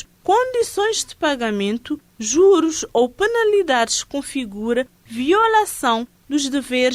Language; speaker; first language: Portuguese; non-native, local second language; Kabuverdianu